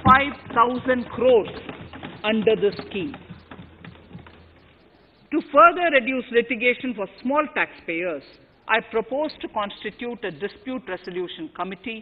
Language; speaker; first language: English; non-native, local second language; Tamil